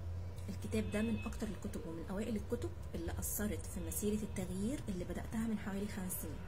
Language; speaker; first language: Arabic; native; Arabic